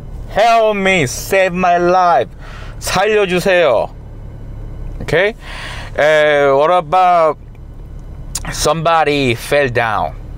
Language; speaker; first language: English; non-native, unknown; Korean